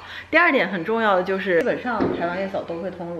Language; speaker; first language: Chinese; native; Chinese